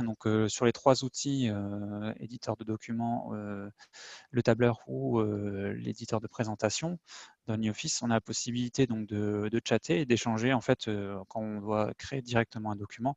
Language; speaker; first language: French; native; French